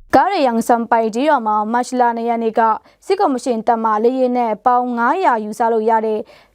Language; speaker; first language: Burmese; non-native, local second language; Kachin